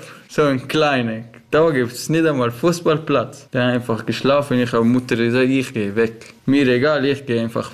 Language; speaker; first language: German; non-native, learner; Persian